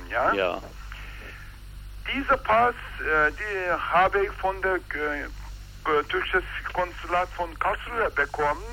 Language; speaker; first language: German; non-native, learner; Turkish